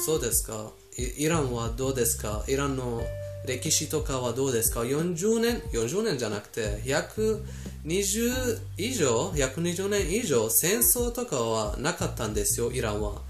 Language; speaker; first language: Japanese; non-native, fluent; Persian